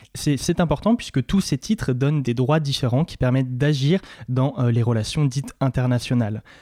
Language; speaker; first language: French; native; French